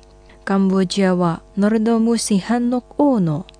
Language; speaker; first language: Japanese; non-native, fluent; Indonesian